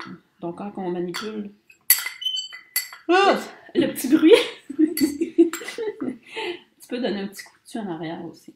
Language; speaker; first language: French; native; French